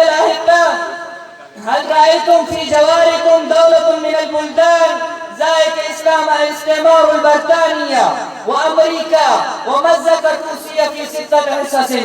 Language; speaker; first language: Arabic; non-native, learner; Urdu